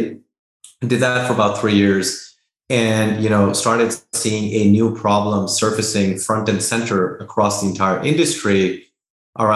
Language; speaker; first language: English; non-native, local second language; Hindi